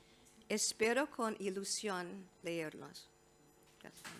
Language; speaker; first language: Spanish; non-native, fluent; English